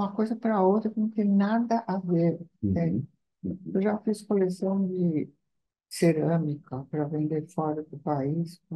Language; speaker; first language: Portuguese; non-native, fluent; Italian